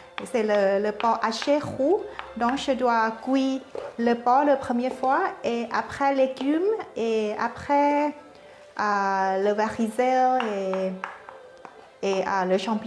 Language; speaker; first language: French; non-native, learner; Thai